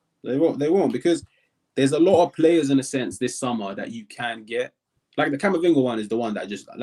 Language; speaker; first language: English; native; English